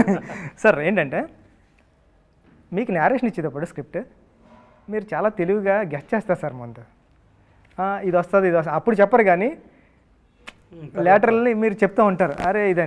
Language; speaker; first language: Telugu; native; Telugu